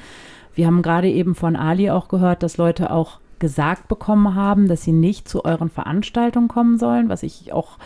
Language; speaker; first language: German; native; German